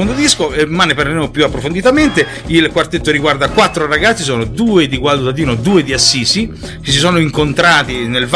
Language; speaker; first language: Italian; native; Italian